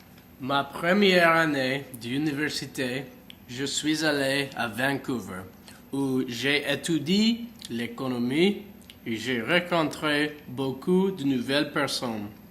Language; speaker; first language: French; non-native, learner; English